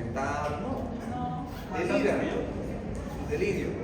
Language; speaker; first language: Spanish; native; Spanish